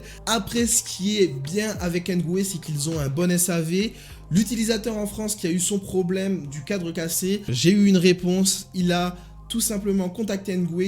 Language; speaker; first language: French; native; French